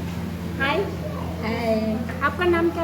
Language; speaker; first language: Hindi; non-native, local second language; Tibetan